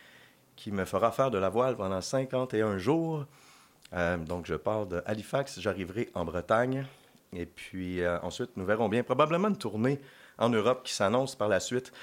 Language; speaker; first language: French; native; French